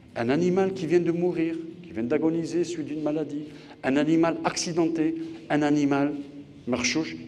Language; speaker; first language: French; non-native, local second language; Arabic